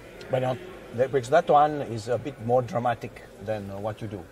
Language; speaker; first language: English; non-native, fluent; Romanian